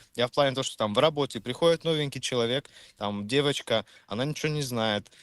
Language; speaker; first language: Russian; early bilingual, heritage; Czech